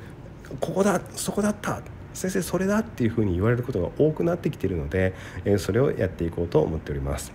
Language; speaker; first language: Japanese; native; Japanese